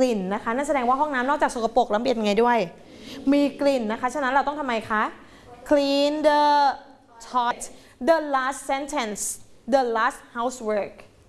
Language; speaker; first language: Thai; native; Thai